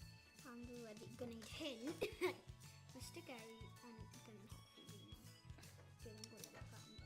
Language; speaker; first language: Welsh; non-native, local second language; English